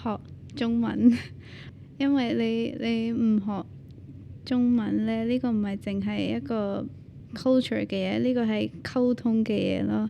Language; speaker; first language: Cantonese; early bilingual, other home language; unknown